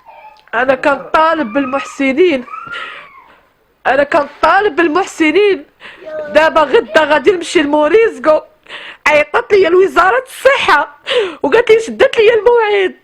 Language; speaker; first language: Arabic; native; Arabic